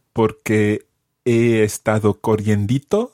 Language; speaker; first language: Spanish; non-native, fluent; English